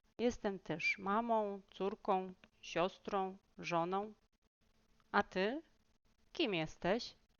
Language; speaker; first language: Polish; native; Polish